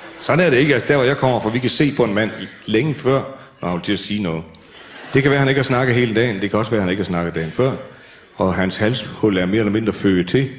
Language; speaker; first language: Danish; native; Danish